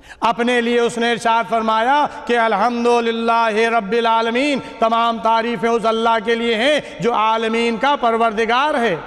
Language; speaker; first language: Urdu; native; Urdu